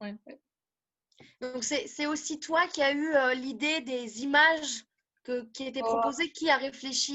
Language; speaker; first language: French; native; French